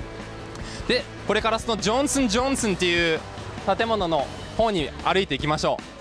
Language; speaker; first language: Japanese; early bilingual, heritage; Japanese